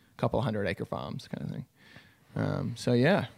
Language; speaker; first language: English; native; English